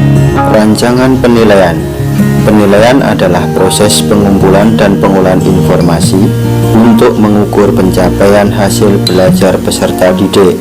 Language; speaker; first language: Indonesian; native; Indonesian